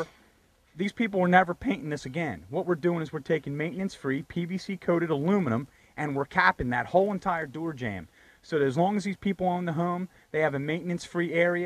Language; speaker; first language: English; native; English